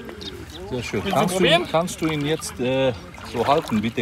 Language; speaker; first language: German; non-native, fluent; French